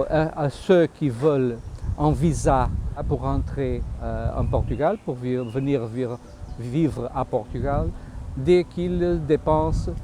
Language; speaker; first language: French; non-native, fluent; Portuguese